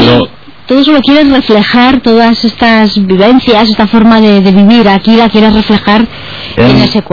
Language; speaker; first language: Spanish; native; Spanish